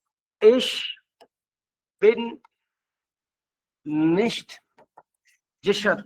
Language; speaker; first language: German; non-native, fluent; Hindi